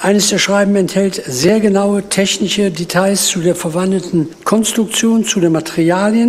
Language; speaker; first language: German; native; German